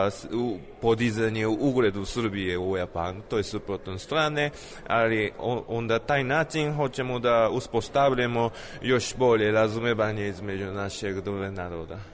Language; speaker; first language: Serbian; non-native, learner; Japanese